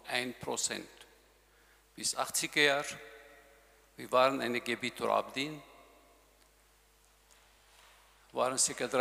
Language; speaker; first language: German; non-native, learner; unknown